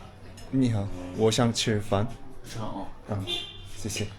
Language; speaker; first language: Chinese; non-native, learner; Korean